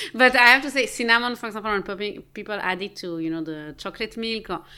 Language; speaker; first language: English; non-native, fluent; French